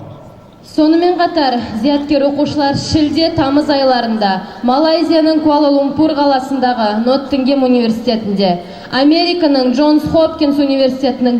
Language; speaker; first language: Kazakh; native; Kazakh